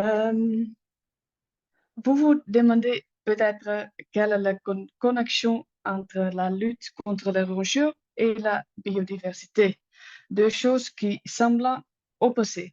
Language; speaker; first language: French; non-native, learner; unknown